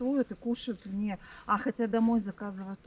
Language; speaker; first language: Russian; native; Russian